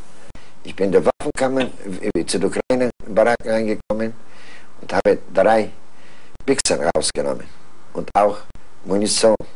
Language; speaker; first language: German; non-native, fluent; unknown